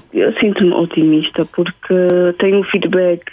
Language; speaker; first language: Portuguese; early bilingual, heritage; Portuguese